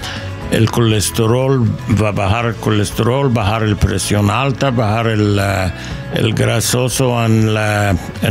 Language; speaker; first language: Spanish; non-native, learner; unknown